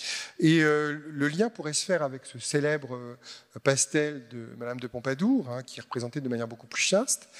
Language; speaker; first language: French; native; French